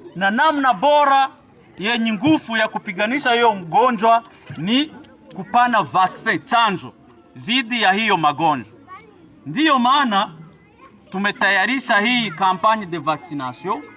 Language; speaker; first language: Swahili; native; Swahili